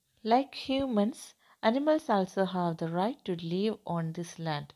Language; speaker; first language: English; non-native, local second language; Malayalam